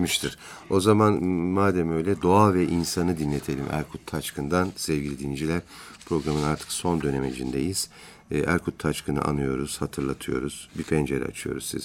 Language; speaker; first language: Turkish; native; Turkish